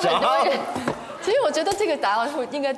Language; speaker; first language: Chinese; native; Chinese